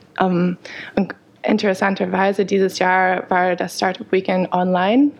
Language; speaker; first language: German; non-native, fluent; English